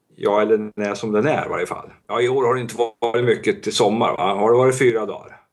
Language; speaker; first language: Swedish; native; Swedish